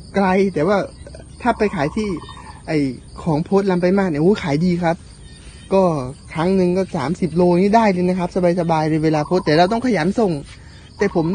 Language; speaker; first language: Thai; native; Thai